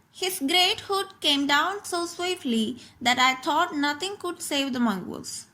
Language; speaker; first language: English; non-native, local second language; Malayalam